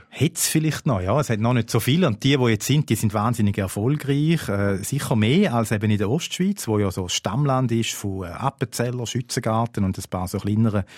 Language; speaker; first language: German; native; German